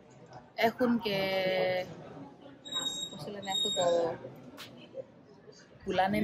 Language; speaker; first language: Greek; non-native, fluent; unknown